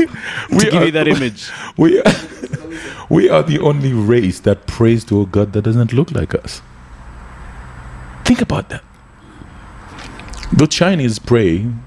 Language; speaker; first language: English; native; English